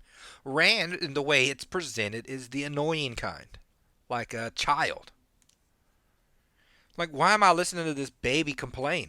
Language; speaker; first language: English; native; English